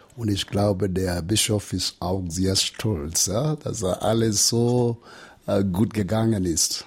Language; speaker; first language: German; non-native, learner; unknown